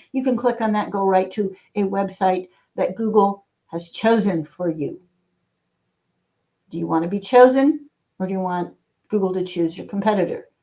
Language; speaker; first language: English; native; English